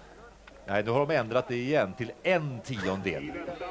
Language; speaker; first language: Swedish; native; Swedish